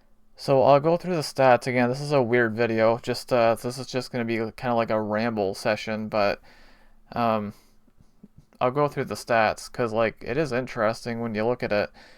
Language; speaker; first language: English; native; English